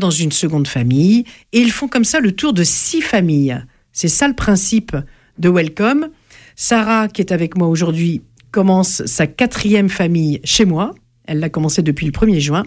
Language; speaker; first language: French; native; French